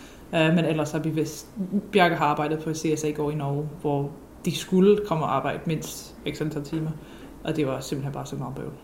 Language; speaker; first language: Danish; non-native, fluent; English